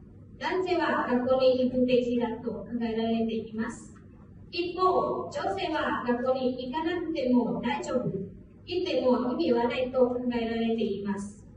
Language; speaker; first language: Japanese; non-native, fluent; Hmong